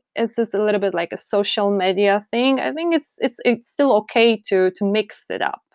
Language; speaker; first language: English; non-native, fluent; Polish